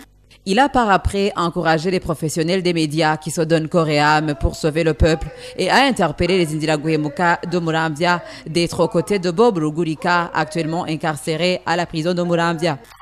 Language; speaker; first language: French; non-native, local second language; Rundi